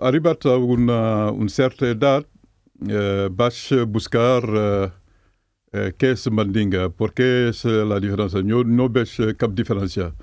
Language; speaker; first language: Catalan; non-native, fluent; Mandingo